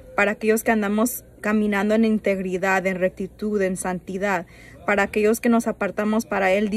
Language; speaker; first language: Spanish; early bilingual, heritage; Spanish